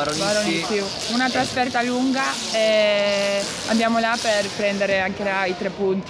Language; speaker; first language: Italian; non-native, fluent; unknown